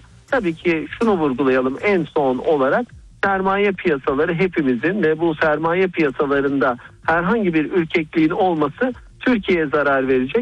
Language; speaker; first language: Turkish; native; Turkish